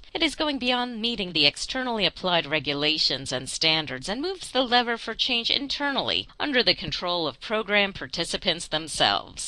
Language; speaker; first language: English; native; English